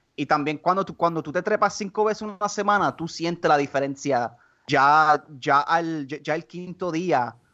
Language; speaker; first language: Spanish; non-native, local second language; English